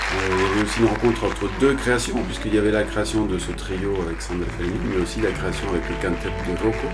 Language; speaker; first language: French; native; French